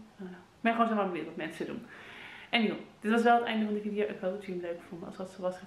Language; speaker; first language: Dutch; native; Dutch